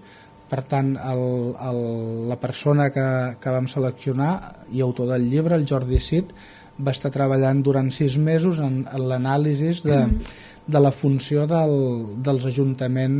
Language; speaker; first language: Catalan; native; Catalan